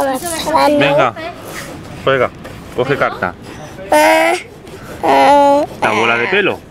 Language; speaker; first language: Spanish; native; Spanish